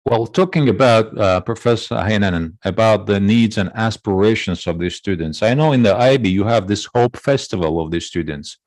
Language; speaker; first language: English; non-native, fluent; Azerbaijani